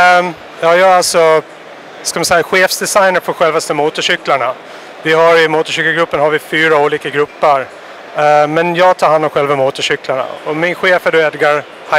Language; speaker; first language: Swedish; native; Swedish